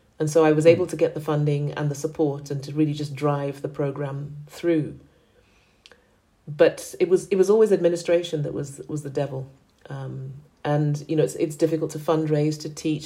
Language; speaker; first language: English; native; English